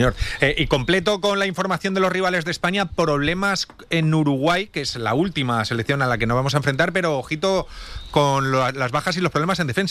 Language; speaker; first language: Spanish; native; Spanish